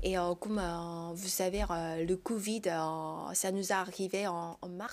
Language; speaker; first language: French; non-native, fluent; Korean